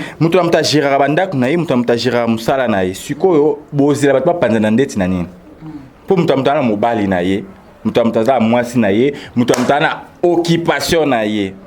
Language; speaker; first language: Lingala; native; Lingala